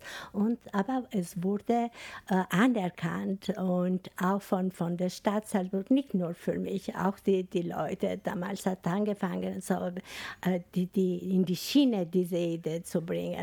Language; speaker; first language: German; non-native, learner; Albanian